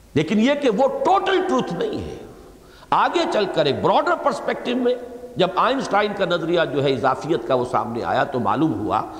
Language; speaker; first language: Urdu; native; Urdu